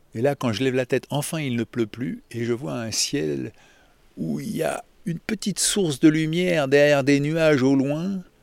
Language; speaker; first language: French; native; French